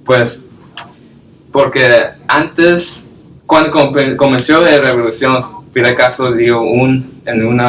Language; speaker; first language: Spanish; non-native, learner; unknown